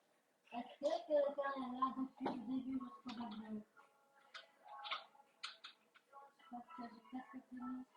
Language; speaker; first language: French; non-native, learner; Chinese